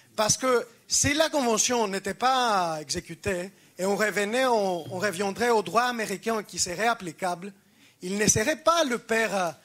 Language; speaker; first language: French; non-native, fluent; Greek